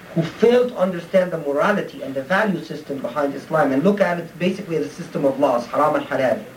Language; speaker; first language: English; non-native, fluent; Arabic